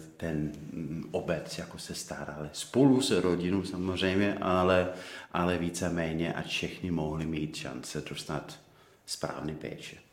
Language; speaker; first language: Czech; non-native, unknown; Danish